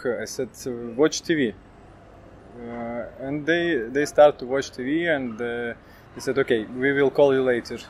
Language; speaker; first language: English; non-native, learner; Ukrainian